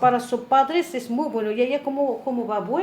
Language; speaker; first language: Spanish; non-native, learner; Arabic